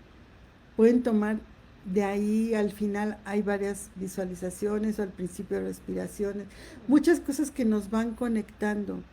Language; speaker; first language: Spanish; native; Spanish